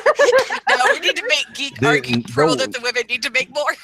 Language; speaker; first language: English; native; English